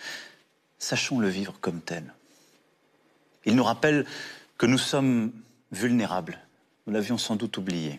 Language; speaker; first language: French; native; French